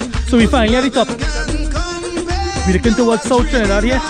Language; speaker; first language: English; native; English